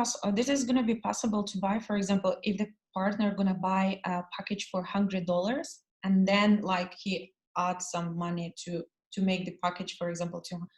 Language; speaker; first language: English; non-native, learner; Russian